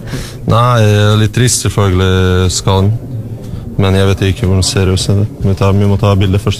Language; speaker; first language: Norwegian; non-native, learner; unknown